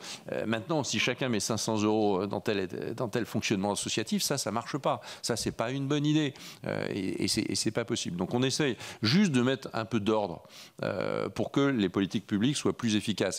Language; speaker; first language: French; native; French